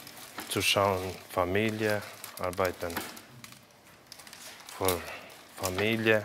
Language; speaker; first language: German; non-native, learner; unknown